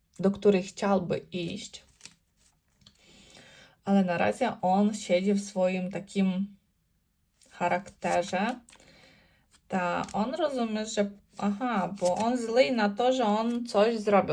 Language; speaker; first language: Polish; non-native, learner; Ukrainian